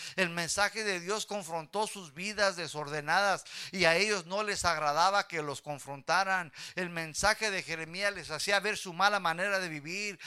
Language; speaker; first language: Spanish; early bilingual, heritage; Spanish